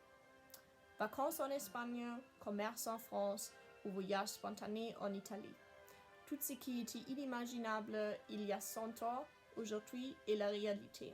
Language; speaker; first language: French; non-native, learner; German